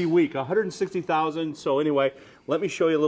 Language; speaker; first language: English; native; English